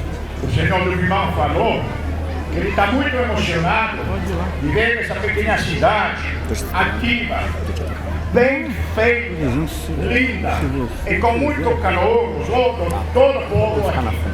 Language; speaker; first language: Portuguese; non-native, fluent; French